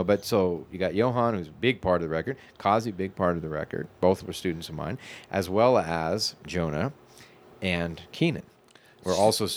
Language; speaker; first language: English; native; English